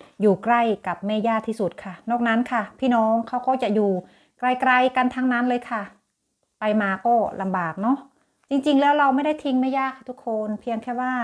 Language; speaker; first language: Thai; native; Thai